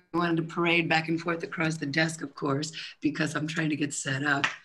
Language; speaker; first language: English; native; English